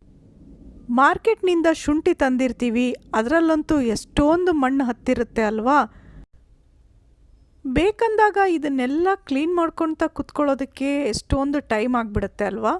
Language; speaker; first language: Kannada; native; Kannada